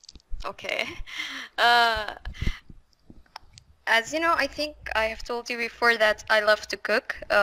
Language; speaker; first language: English; non-native, fluent; Arabic